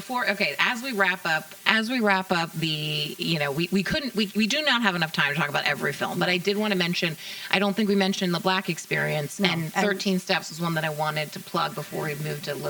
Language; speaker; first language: English; native; English